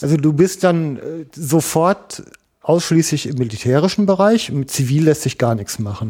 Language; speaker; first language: German; native; German